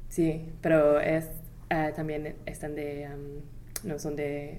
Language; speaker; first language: Spanish; non-native, fluent; English